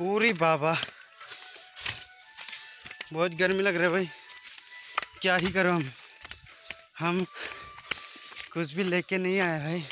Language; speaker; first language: Hindi; non-native, local second language; Assamese